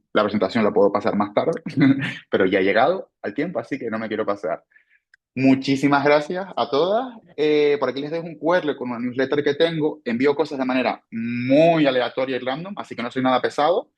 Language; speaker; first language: Spanish; native; Spanish